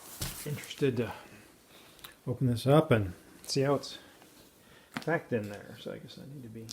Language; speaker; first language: English; native; English